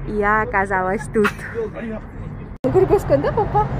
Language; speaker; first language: Russian; non-native, local second language; Kyrgyz